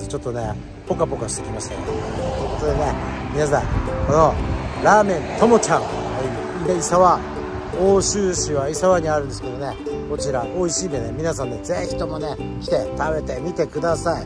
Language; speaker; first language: Japanese; native; Japanese